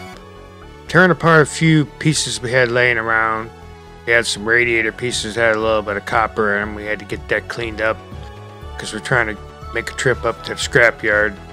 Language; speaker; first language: English; native; English